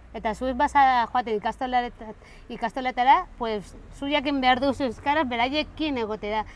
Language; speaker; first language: Basque; early bilingual, other home language; Spanish